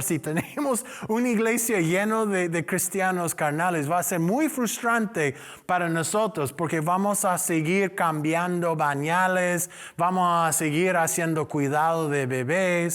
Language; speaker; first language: Spanish; non-native, learner; English